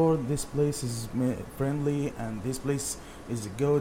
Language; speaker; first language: English; non-native, learner; Arabic